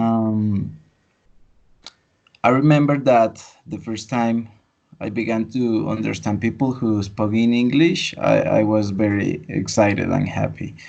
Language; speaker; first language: English; non-native, fluent; Spanish